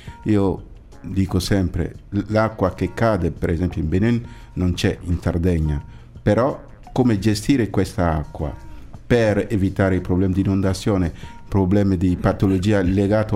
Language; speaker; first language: Italian; non-native, fluent; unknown